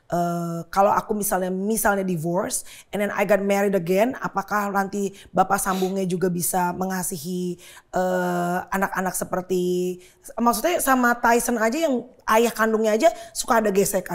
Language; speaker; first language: Indonesian; native; Indonesian